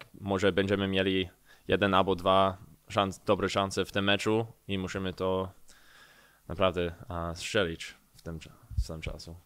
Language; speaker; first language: Polish; early bilingual, heritage; English